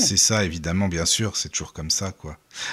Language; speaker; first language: French; native; French